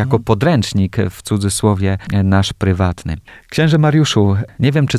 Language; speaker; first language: Polish; native; Polish